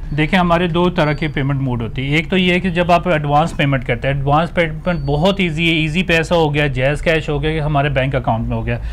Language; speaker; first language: Urdu; native; Urdu